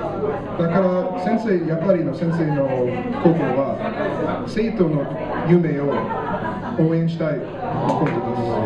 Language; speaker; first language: Japanese; non-native, learner; English